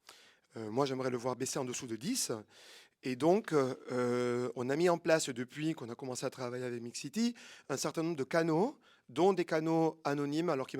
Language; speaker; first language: French; native; French